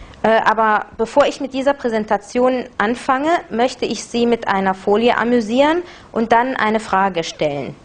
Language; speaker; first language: German; non-native, fluent; Arabic